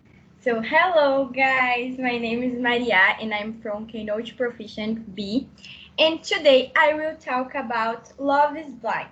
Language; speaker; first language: English; non-native, learner; Portuguese